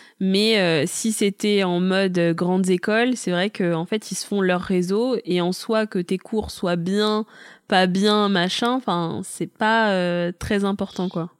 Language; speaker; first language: French; native; French